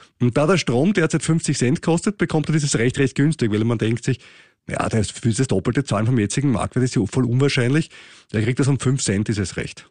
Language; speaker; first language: German; native; German